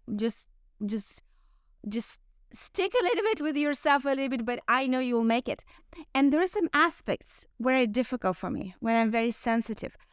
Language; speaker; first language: English; non-native, fluent; Ukrainian